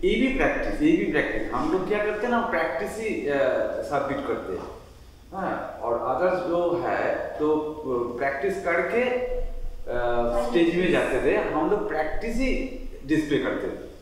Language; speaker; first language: Hindi; non-native, local second language; Bangla